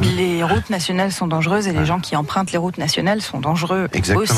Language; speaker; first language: French; native; French